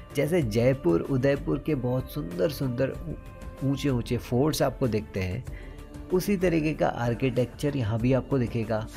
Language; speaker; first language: Hindi; native; Hindi